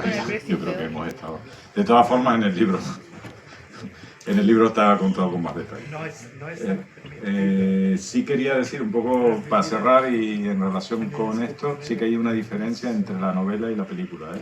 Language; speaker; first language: Spanish; native; Spanish